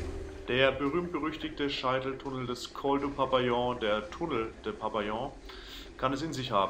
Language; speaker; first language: German; native; German